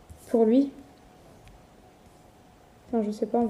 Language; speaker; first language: French; native; French